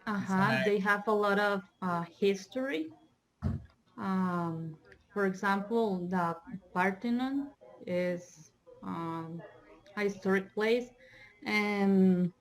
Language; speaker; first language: English; non-native, learner; Spanish